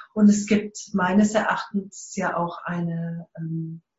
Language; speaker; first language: German; non-native, fluent; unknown